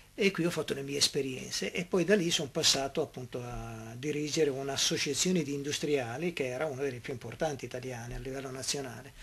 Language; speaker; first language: Italian; native; Italian